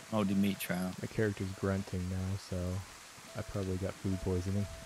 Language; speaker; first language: English; native; English